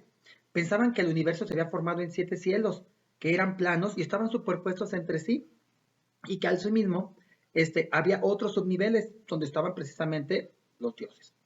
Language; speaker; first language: Spanish; native; Spanish